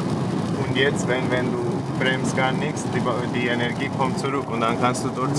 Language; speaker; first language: German; non-native, learner; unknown